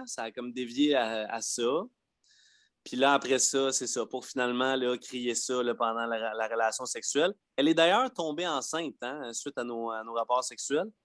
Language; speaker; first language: French; native; French